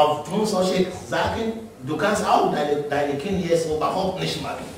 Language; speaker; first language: German; non-native, learner; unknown